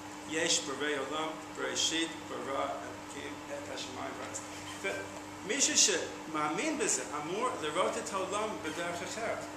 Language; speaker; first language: Hebrew; non-native, fluent; English